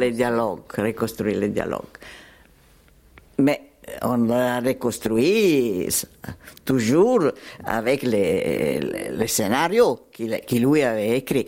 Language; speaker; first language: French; non-native, learner; Italian